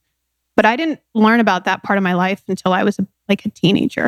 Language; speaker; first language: English; native; English